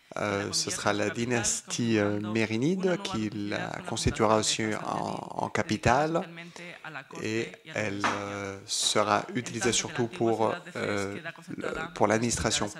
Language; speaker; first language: French; non-native, fluent; Spanish